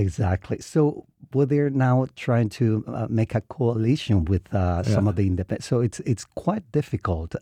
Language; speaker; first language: English; non-native, fluent; Spanish